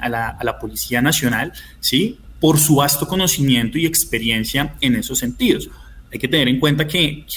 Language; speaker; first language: Spanish; native; Spanish